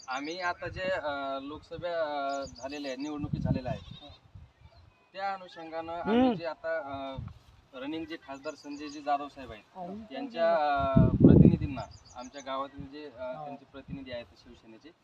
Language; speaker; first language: Marathi; non-native, local second language; Lambadi